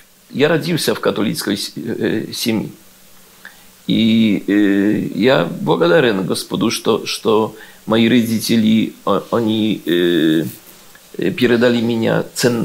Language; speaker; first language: Russian; non-native, learner; Polish